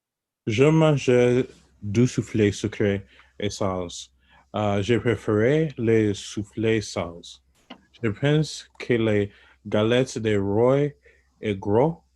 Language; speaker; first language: French; non-native, learner; English